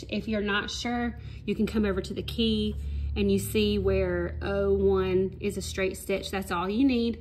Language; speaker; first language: English; native; English